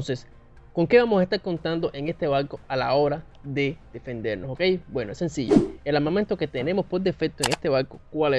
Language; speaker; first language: Spanish; native; Spanish